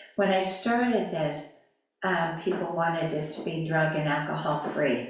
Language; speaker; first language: English; native; English